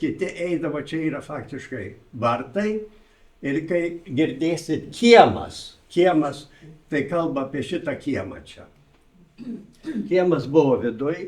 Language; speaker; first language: Lithuanian; native; Lithuanian